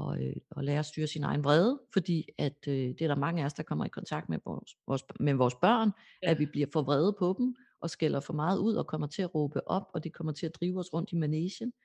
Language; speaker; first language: Danish; native; Danish